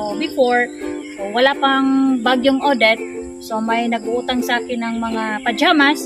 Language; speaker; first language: Filipino; non-native, local second language; Cebuano